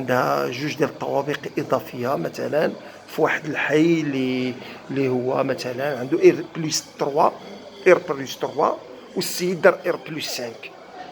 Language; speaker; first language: Arabic; native; Arabic